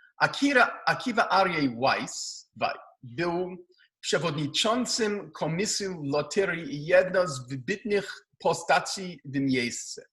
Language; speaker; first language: Polish; non-native, learner; Hebrew